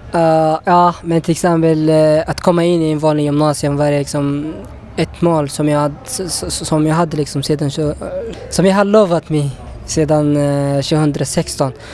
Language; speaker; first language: Swedish; non-native, learner; Tigrinya